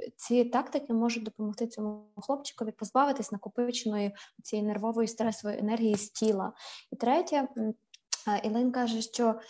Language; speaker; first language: Ukrainian; native; Ukrainian